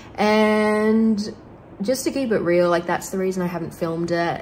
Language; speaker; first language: English; native; English